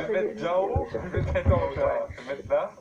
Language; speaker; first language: French; native; French